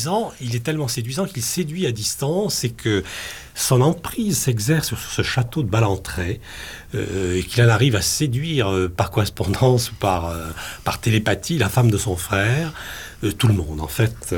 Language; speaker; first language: French; native; French